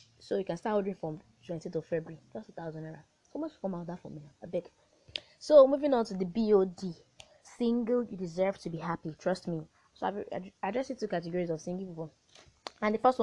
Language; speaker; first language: English; non-native, local second language; Yoruba